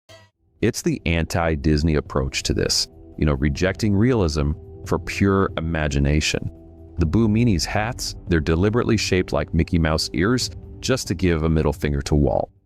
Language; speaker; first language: English; native; English